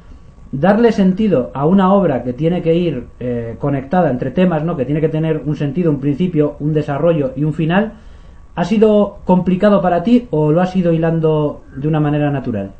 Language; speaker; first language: Spanish; native; Spanish